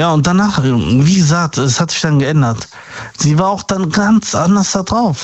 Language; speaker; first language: German; native; German